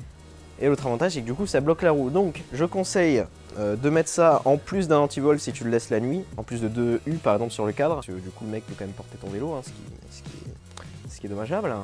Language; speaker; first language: French; native; French